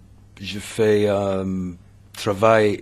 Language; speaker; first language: French; non-native, learner; English